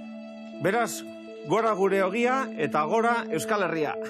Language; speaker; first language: Basque; native; Basque